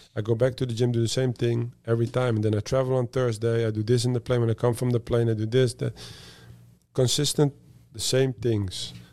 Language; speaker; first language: English; non-native, fluent; Dutch